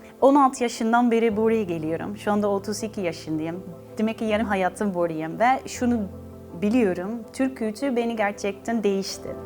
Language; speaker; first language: Turkish; non-native, learner; Dutch